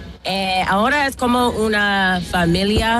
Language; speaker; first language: Spanish; non-native, learner; English